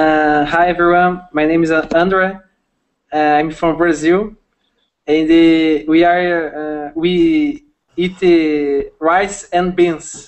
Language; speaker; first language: English; non-native, learner; Portuguese